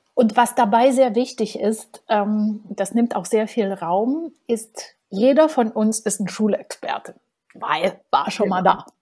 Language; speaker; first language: German; non-native, fluent; Romanian